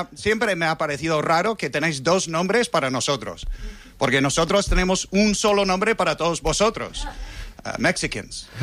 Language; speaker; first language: Spanish; non-native, fluent; English